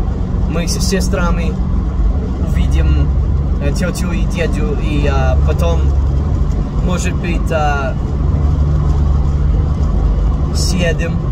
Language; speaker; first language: Russian; non-native, learner; English